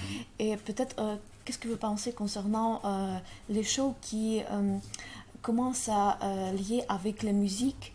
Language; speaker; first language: French; non-native, learner; Russian